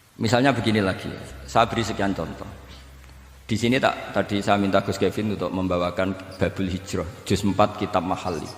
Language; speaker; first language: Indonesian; non-native, local second language; Javanese